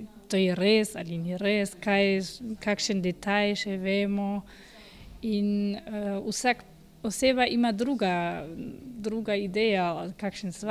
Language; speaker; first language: Slovenian; non-native, learner; Spanish